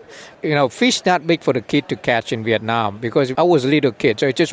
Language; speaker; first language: English; non-native, learner; Vietnamese